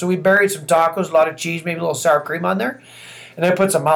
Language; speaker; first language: English; native; English